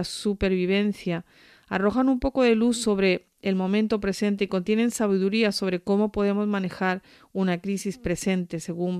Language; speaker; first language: Spanish; native; Spanish